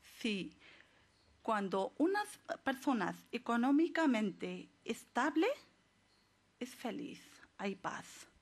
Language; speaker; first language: Spanish; non-native, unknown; Urdu